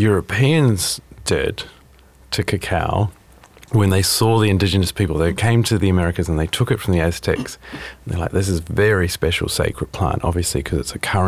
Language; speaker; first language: English; native; English